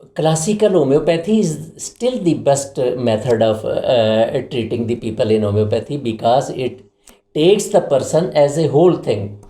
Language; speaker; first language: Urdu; non-native, local second language; Punjabi